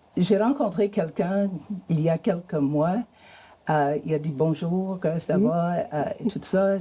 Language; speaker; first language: French; non-native, fluent; English